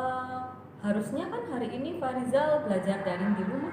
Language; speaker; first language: Indonesian; native; Indonesian